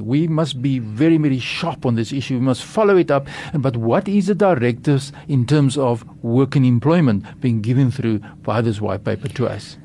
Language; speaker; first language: English; non-native, local second language; Afrikaans